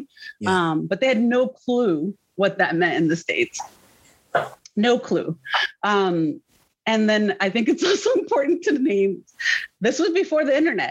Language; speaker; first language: English; early bilingual, other home language; Spanish